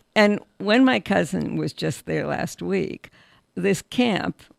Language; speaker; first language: English; early bilingual, other home language; Russian